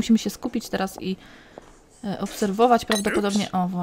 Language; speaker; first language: Polish; native; Polish